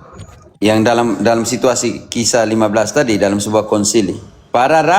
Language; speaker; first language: Indonesian; native; Indonesian